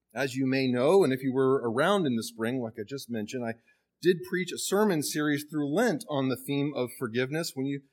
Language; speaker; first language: English; native; English